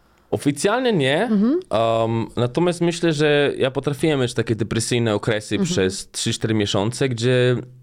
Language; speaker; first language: Polish; non-native, fluent; Slovenian